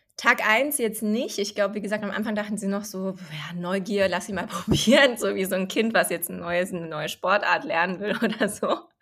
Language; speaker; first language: German; early bilingual, other home language; Chinese